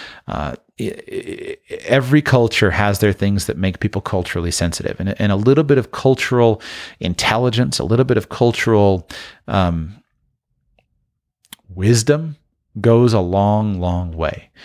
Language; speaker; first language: English; native; English